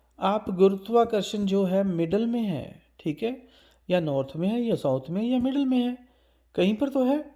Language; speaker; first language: Hindi; native; Hindi